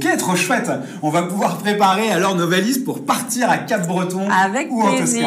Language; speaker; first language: French; native; French